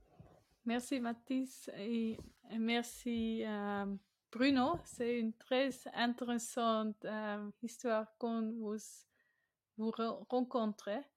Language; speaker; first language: French; non-native, learner; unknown